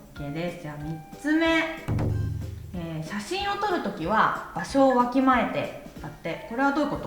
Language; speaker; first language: Japanese; native; Japanese